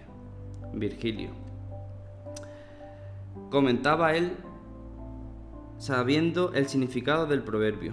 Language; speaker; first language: Spanish; native; Spanish